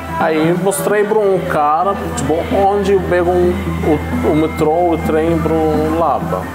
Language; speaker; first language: Portuguese; non-native, learner; Arabic